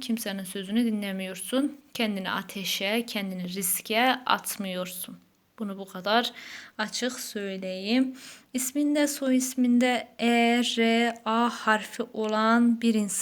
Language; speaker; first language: Turkish; native; Turkish